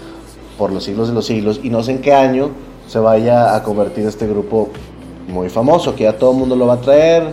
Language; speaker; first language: Spanish; native; Spanish